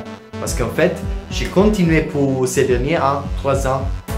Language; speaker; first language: French; non-native, learner; Italian